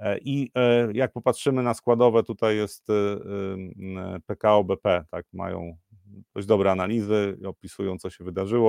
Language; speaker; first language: Polish; native; Polish